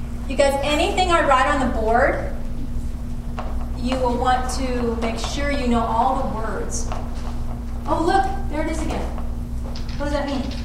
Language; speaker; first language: English; native; English